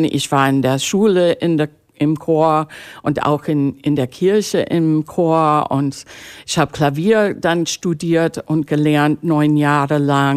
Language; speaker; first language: German; non-native, fluent; English